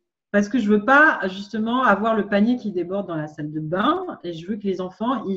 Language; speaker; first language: French; native; French